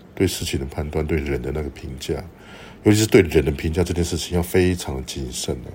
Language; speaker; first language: Chinese; native; Chinese